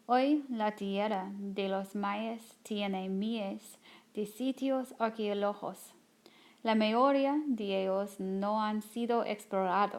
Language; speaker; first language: Spanish; non-native, learner; English